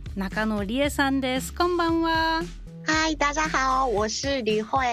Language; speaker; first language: Japanese; non-native, fluent; German